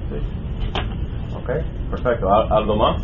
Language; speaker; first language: Spanish; non-native, learner; English